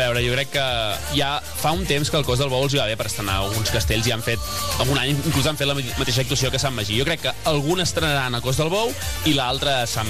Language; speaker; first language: Catalan; native; Catalan